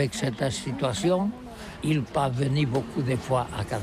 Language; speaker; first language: French; non-native, learner; Catalan